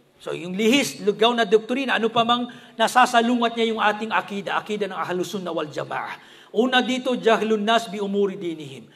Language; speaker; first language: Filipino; non-native, local second language; Maranao